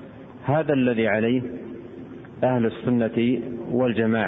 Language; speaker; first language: Arabic; native; Arabic